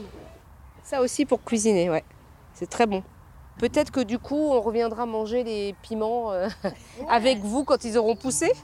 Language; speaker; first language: French; native; French